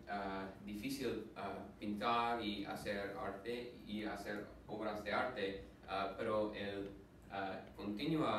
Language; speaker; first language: Spanish; non-native, learner; English